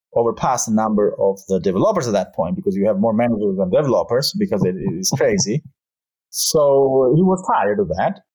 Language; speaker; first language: English; non-native, fluent; Albanian